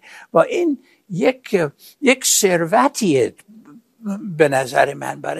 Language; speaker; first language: Persian; non-native, fluent; English